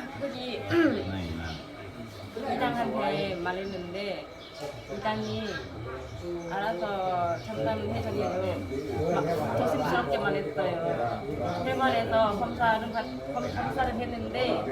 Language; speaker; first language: Korean; non-native, learner; Lao